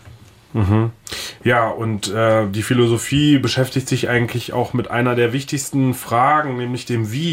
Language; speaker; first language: German; native; German